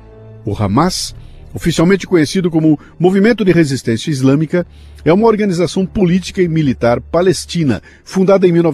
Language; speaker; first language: Portuguese; native; Portuguese